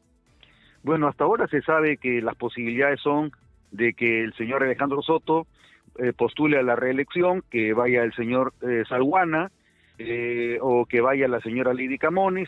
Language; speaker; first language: Spanish; native; Spanish